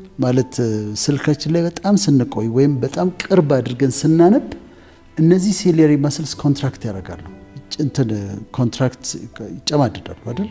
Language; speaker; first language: Amharic; native; Amharic